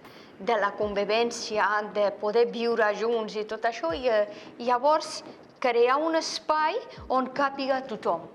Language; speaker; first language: Catalan; non-native, fluent; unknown